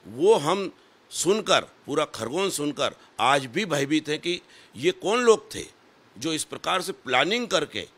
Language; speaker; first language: Hindi; native; Hindi